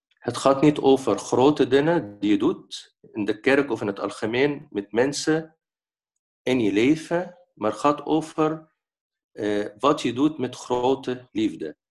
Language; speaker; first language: Dutch; non-native, fluent; Arabic